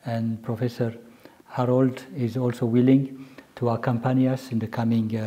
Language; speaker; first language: English; non-native, local second language; Amharic